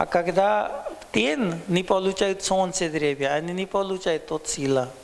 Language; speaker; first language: Russian; non-native, learner; Hindi